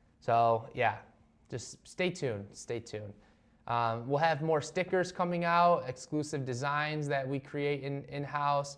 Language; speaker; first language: English; native; English